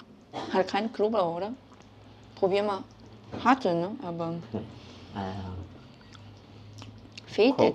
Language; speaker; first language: German; non-native, learner; Chinese